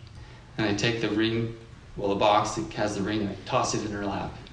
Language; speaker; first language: English; native; English